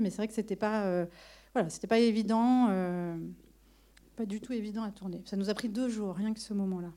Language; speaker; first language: French; native; French